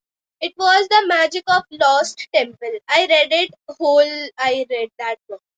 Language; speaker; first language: English; non-native, local second language; Hindi